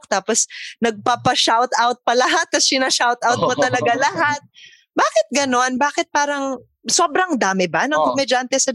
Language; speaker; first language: Filipino; native; Filipino